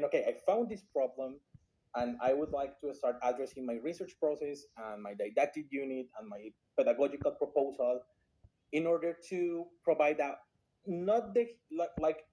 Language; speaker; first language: English; non-native, fluent; Spanish